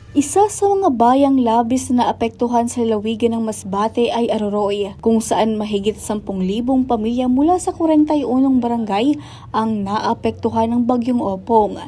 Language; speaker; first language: Filipino; non-native, local second language; Bikol